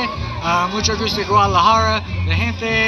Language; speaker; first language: Spanish; non-native, learner; English